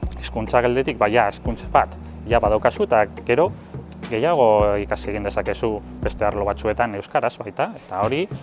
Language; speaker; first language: Basque; non-native, local second language; Spanish